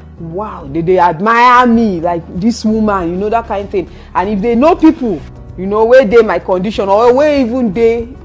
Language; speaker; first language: Nigerian Pidgin; non-native, local second language; Igbo